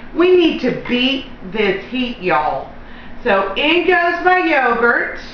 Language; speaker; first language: English; native; English